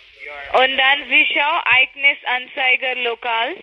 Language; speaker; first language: German; non-native, learner; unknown